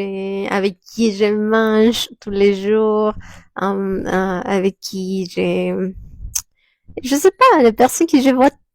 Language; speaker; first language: French; non-native, fluent; Spanish